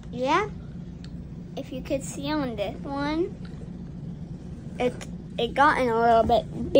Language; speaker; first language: English; native; English